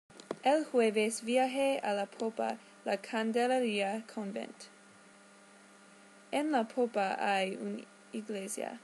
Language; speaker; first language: Spanish; non-native, learner; English